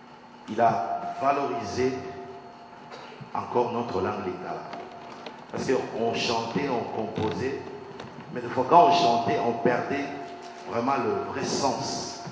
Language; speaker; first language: French; non-native, local second language; Lingala